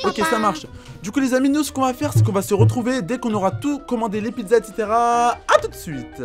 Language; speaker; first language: French; native; French